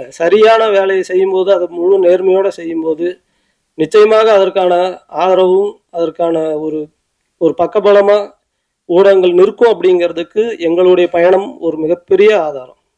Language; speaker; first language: Tamil; native; Tamil